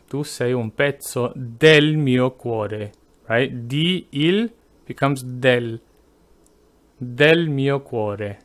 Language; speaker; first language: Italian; non-native, fluent; English